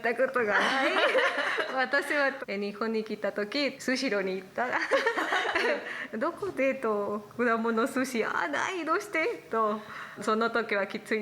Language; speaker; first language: Japanese; non-native, learner; Spanish